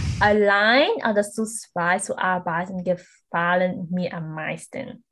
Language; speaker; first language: German; non-native, learner; Vietnamese